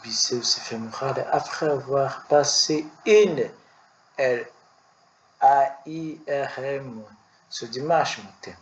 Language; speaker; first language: French; non-native, learner; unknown